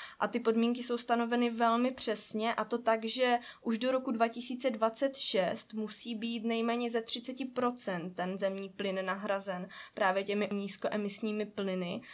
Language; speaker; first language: Czech; native; Czech